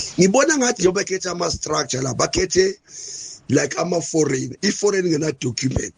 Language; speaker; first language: Zulu; native; Zulu